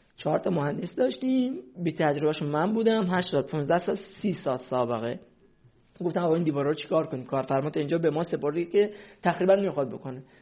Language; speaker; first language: Persian; non-native, local second language; Central Kurdish